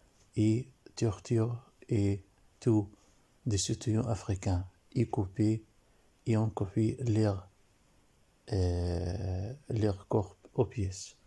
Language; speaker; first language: French; non-native, learner; Arabic